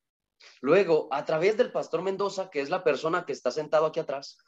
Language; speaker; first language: Spanish; native; Spanish